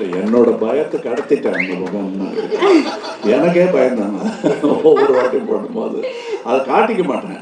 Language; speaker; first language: Tamil; native; Tamil